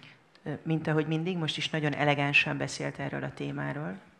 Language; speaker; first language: Hungarian; native; Hungarian